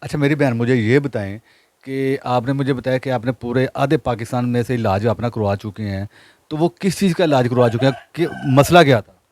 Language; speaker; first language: Hindi; non-native, local second language; Punjabi